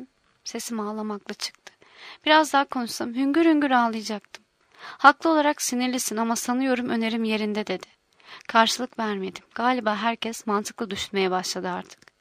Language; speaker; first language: Turkish; native; Turkish